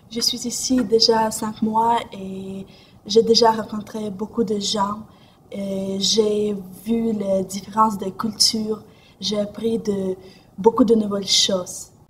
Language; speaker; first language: French; non-native, fluent; Russian